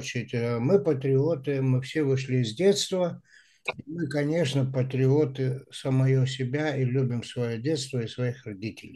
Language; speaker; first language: Russian; native; Russian